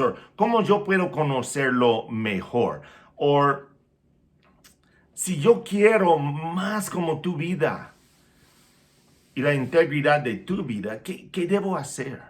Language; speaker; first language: Spanish; non-native, fluent; English